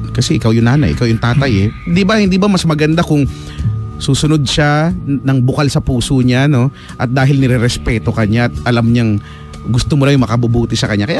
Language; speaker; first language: Filipino; native; Filipino